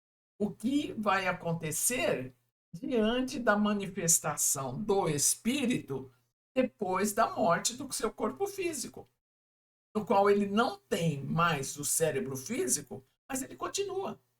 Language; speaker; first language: Portuguese; native; Portuguese